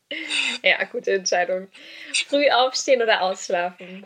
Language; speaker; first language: German; native; German